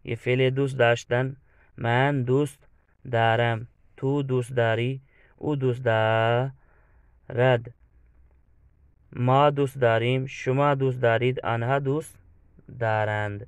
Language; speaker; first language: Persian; non-native, fluent; Urdu